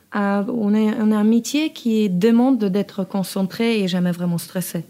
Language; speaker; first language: French; non-native, fluent; Kazakh